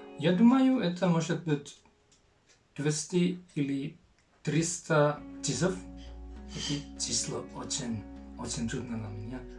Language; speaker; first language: Russian; non-native, learner; Finnish